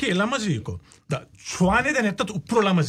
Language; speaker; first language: Georgian; non-native, learner; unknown